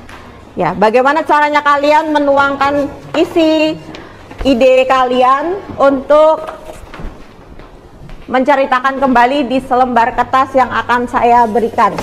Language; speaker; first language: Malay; non-native, local second language; Javanese